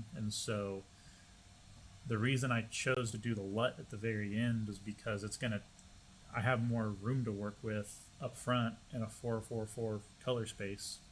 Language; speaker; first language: English; native; English